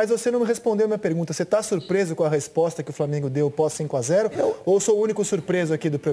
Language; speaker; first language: Portuguese; native; Portuguese